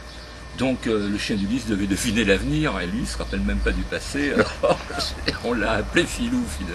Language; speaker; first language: French; native; French